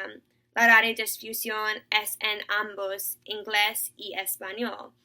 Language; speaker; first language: Spanish; non-native, learner; English